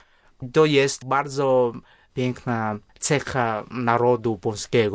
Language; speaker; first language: Polish; non-native, fluent; Vietnamese